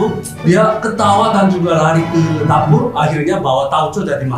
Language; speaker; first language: Indonesian; non-native, fluent; Korean